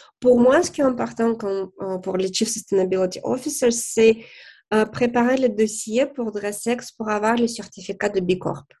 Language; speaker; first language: French; non-native, fluent; Russian